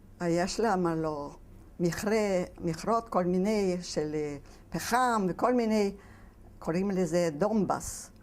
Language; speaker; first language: Hebrew; non-native, fluent; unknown